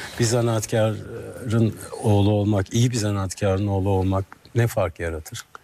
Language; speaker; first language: Turkish; native; Turkish